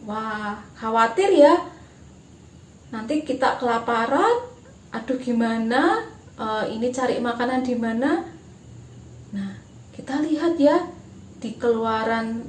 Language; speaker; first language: Indonesian; native; Indonesian